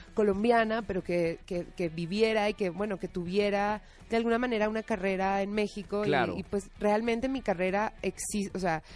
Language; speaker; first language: Spanish; native; Spanish